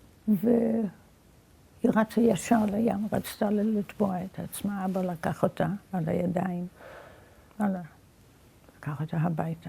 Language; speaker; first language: Hebrew; early bilingual, other home language; Yiddish